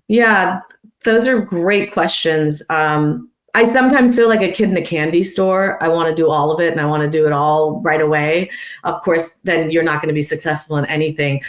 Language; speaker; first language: English; non-native, fluent; Persian